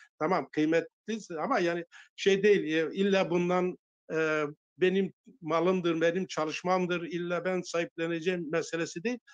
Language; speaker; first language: Turkish; non-native, local second language; Zaza